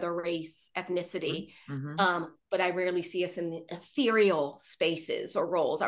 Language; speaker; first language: English; native; English